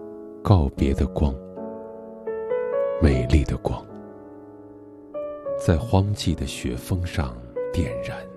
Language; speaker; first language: Chinese; native; Chinese